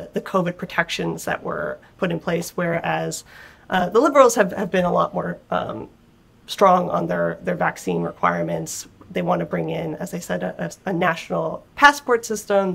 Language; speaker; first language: English; native; English